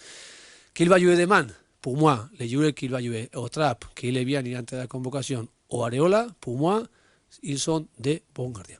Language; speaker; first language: French; non-native, learner; Spanish